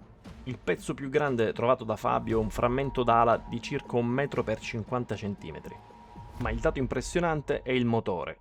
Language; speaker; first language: Italian; native; Italian